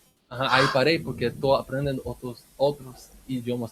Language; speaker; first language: Portuguese; non-native, learner; English